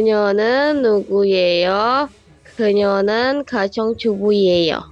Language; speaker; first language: Korean; non-native, learner; Indonesian